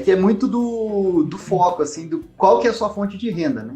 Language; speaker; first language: Portuguese; native; Portuguese